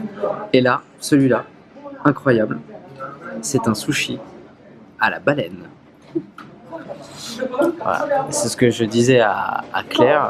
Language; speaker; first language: French; native; French